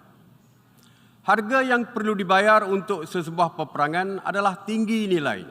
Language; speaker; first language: Malay; native; Malay